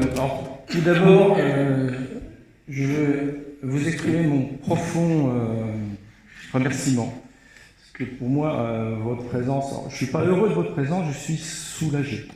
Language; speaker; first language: French; native; French